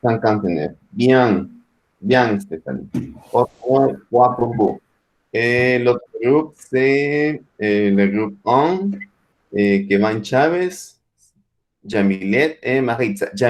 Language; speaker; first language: French; non-native, fluent; Spanish